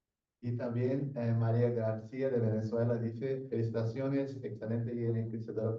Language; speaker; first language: Spanish; non-native, fluent; Portuguese